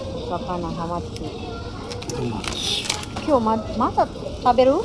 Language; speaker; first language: Japanese; non-native, learner; Filipino